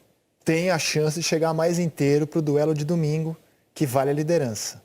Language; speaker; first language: Portuguese; native; Portuguese